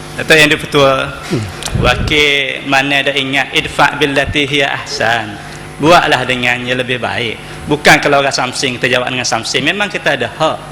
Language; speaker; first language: Malay; native; Malay